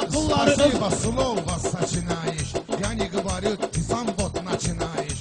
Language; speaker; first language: Russian; non-native, learner; Azerbaijani